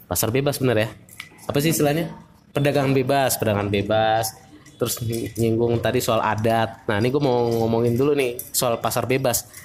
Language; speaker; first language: Indonesian; native; Indonesian